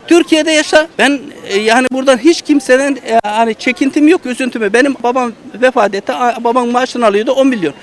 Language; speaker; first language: Turkish; native; Turkish